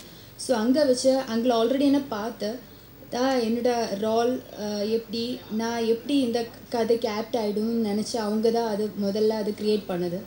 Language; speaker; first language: Tamil; non-native, learner; Malayalam